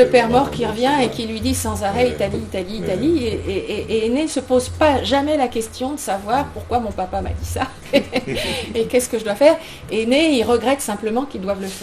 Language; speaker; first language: French; native; French